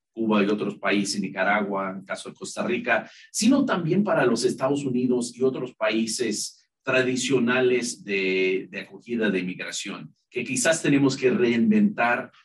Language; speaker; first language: Spanish; non-native, fluent; English